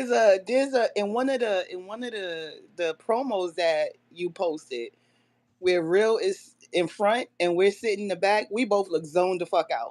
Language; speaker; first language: English; native; English